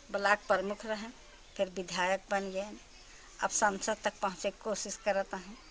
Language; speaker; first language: Hindi; native; Hindi